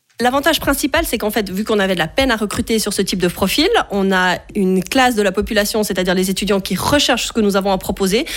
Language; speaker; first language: French; native; French